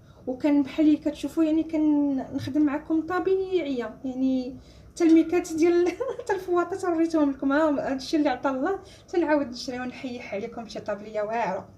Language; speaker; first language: Arabic; native; Arabic